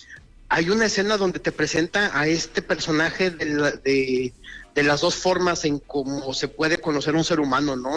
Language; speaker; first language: Spanish; native; Spanish